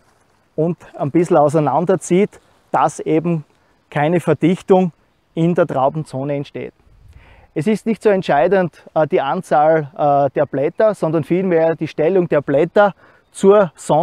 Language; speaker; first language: German; native; German